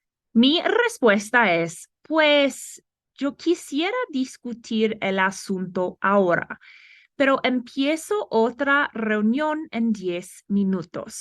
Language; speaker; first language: Spanish; non-native, fluent; English